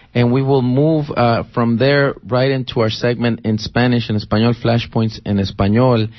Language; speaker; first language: English; early bilingual, other home language; Spanish